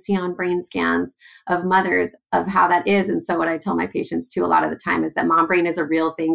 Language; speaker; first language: English; native; English